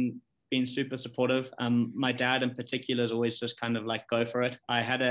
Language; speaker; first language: English; native; English